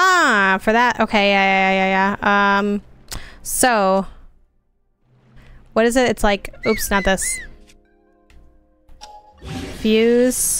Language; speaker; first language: English; native; English